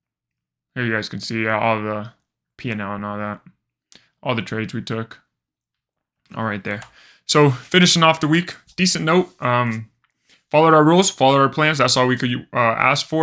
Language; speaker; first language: English; native; English